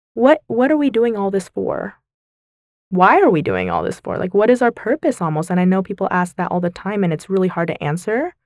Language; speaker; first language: English; early bilingual, other home language; Vietnamese